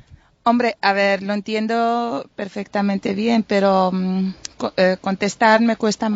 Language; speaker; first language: Spanish; non-native, fluent; Arabic